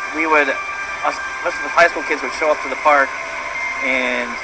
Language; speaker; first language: English; native; English